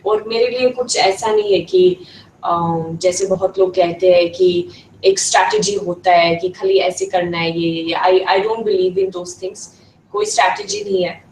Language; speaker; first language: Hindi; non-native, fluent; Swedish